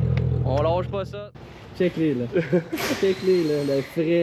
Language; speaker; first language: French; native; French